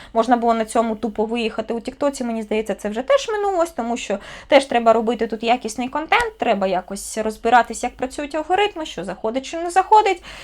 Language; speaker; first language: Ukrainian; non-native, local second language; Russian